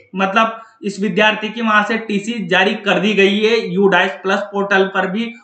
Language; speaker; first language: Hindi; native; Hindi